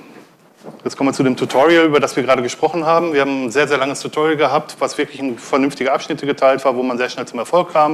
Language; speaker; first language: German; native; German